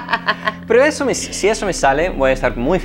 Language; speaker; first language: Spanish; non-native, fluent; English